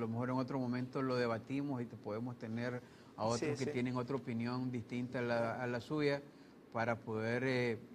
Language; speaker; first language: Spanish; native; Spanish